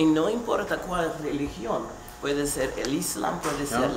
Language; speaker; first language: Spanish; non-native, fluent; English